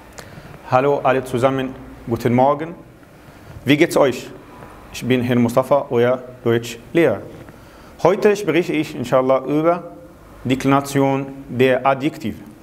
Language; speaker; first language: German; non-native, fluent; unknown